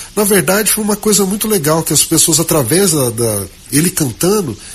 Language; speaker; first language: Portuguese; native; Portuguese